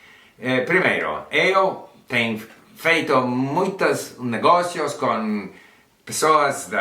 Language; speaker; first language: Portuguese; non-native, learner; English